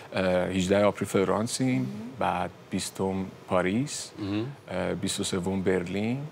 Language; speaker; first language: Persian; native; Persian